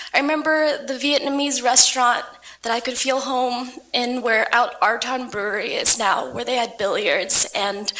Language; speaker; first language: English; native; English